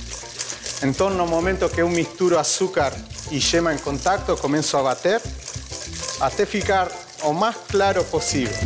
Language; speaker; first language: Portuguese; non-native, fluent; Spanish